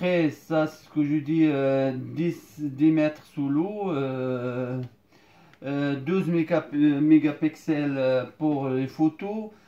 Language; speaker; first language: French; non-native, fluent; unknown